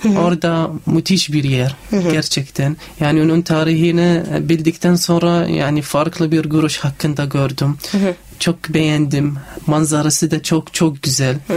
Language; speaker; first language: Turkish; non-native, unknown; Arabic